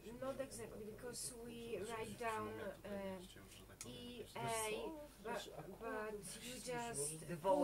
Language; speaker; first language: English; non-native, fluent; Polish